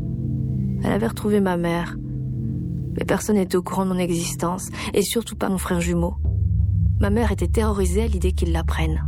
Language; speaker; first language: French; native; French